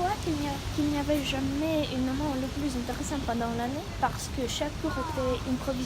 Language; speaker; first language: French; non-native, learner; Russian